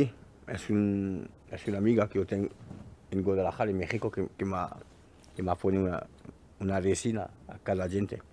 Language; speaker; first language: Spanish; non-native, learner; French